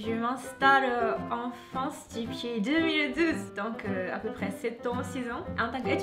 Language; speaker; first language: French; non-native, learner; Japanese